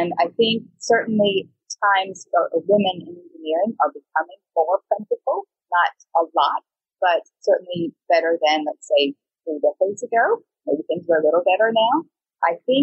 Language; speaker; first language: English; native; English